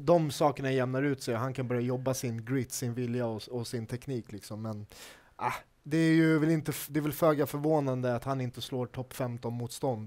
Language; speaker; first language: Swedish; native; Swedish